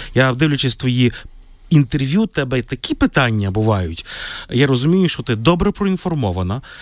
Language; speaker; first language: Ukrainian; native; Ukrainian